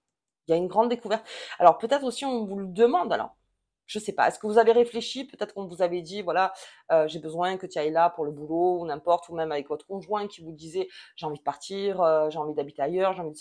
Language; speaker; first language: French; native; French